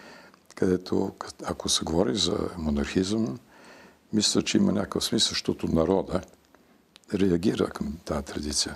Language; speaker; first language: Bulgarian; early bilingual, heritage; Bulgarian